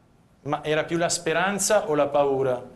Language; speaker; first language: Italian; native; Italian